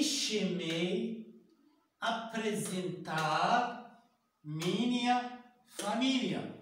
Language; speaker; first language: Portuguese; non-native, learner; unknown